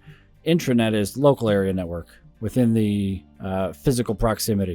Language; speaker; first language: English; native; English